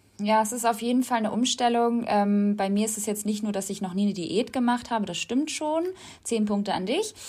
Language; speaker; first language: German; native; German